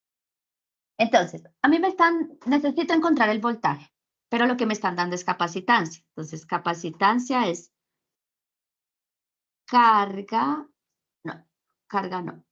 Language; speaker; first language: Spanish; native; Spanish